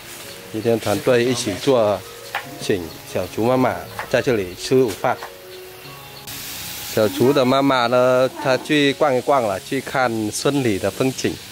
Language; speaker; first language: Chinese; non-native, learner; Vietnamese